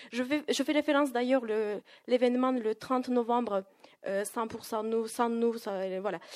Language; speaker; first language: French; non-native, fluent; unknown